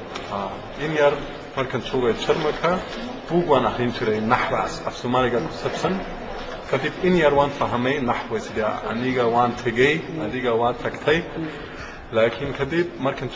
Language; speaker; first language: Somali; non-native, learner; German